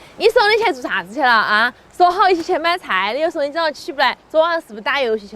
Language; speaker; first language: Chinese; native; Chinese